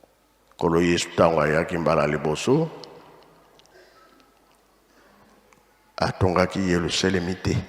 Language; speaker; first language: Lingala; non-native, local second language; Kongo